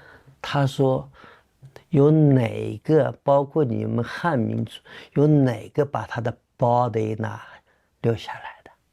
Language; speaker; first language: Chinese; native; Chinese